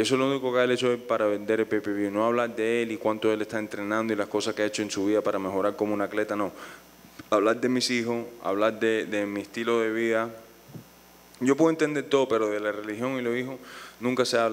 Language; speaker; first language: Spanish; early bilingual, heritage; Spanish